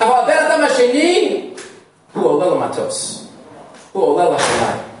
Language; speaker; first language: Hebrew; non-native, fluent; English